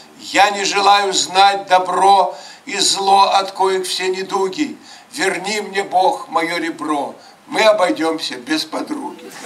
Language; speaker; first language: Russian; native; Russian